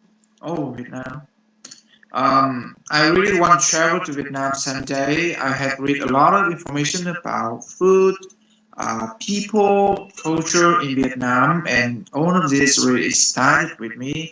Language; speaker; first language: English; non-native, learner; Vietnamese